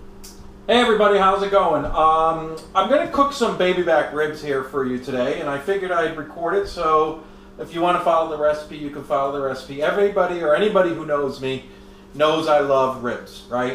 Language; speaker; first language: English; native; English